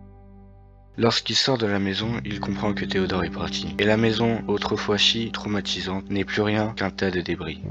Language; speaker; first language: French; native; French